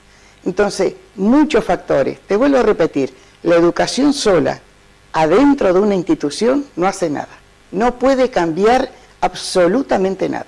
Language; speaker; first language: Spanish; native; Spanish